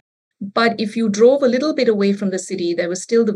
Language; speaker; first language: English; non-native, local second language; Bangla